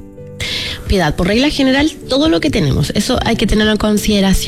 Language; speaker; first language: Spanish; native; Spanish